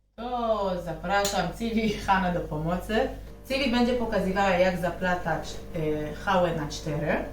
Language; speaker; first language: Polish; non-native, learner; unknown